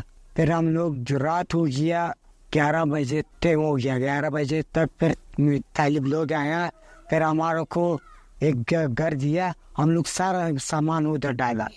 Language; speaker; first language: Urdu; early bilingual, heritage; Pashto